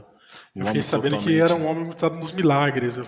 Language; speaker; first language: Portuguese; native; Portuguese